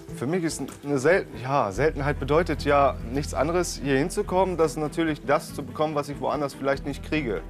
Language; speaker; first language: German; early bilingual, other home language; Polish